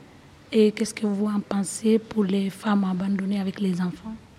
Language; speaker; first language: French; non-native, learner; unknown